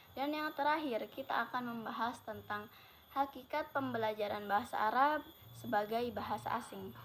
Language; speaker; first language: Indonesian; non-native, local second language; Javanese